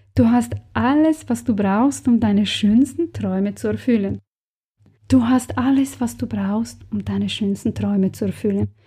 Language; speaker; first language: German; non-native, fluent; Serbian